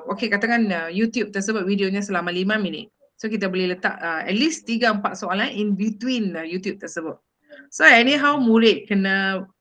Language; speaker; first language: Malay; non-native, local second language; Tamil